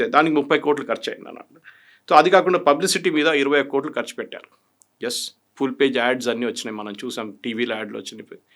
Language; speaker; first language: Telugu; non-native, fluent; Malayalam